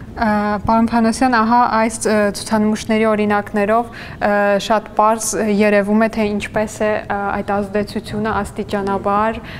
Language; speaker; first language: Armenian; native; Armenian